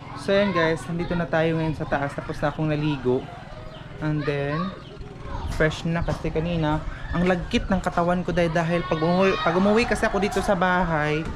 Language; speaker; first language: Filipino; non-native, local second language; Cebuano